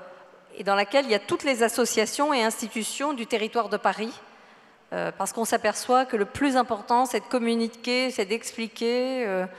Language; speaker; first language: French; native; French